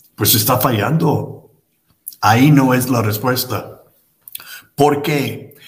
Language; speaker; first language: Spanish; non-native, fluent; English